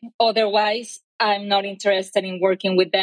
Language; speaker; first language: English; non-native, fluent; Spanish